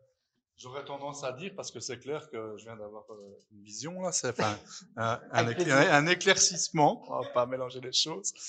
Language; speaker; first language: French; native; French